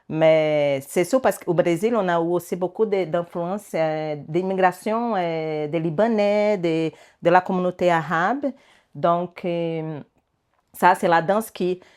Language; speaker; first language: French; non-native, learner; Portuguese